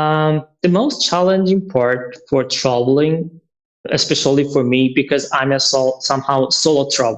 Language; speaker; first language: English; non-native, learner; Persian